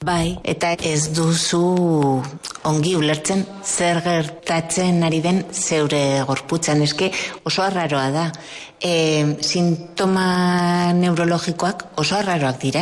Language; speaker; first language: Basque; non-native, local second language; Spanish